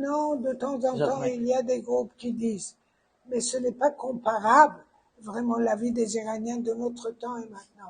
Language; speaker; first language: French; non-native, fluent; Persian